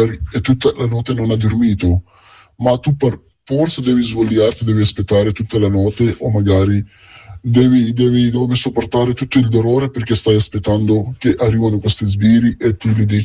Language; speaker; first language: Italian; non-native, fluent; Arabic